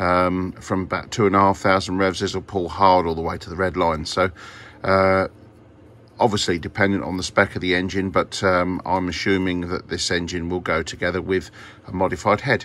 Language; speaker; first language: English; native; English